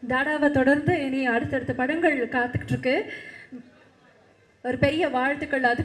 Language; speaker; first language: Tamil; native; Tamil